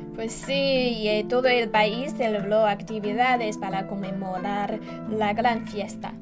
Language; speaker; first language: Spanish; non-native, fluent; Chinese